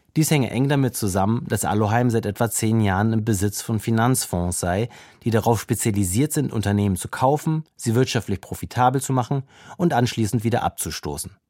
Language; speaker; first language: German; native; German